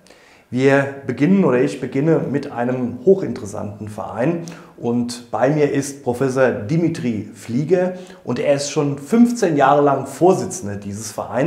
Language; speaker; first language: German; native; German